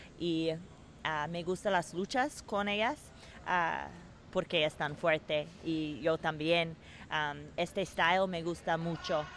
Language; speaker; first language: Spanish; non-native, learner; English